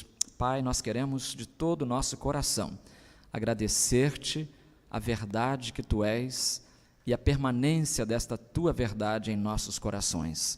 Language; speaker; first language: Portuguese; native; Portuguese